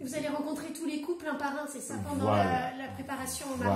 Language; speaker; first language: French; native; French